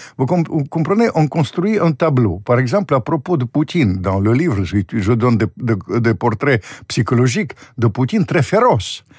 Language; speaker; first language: French; non-native, fluent; Russian